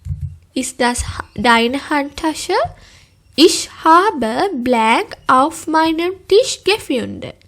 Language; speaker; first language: German; non-native, fluent; Sinhala